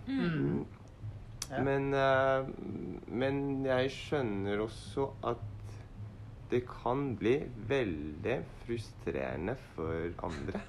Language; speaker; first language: Norwegian; non-native, learner; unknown